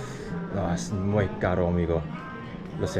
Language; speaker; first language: Spanish; non-native, learner; English